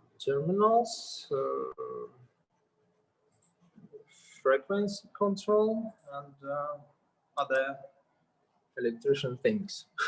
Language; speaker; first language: English; non-native, learner; Russian